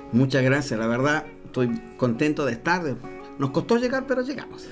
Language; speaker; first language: Spanish; native; Spanish